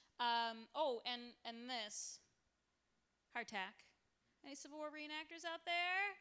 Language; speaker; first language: English; native; English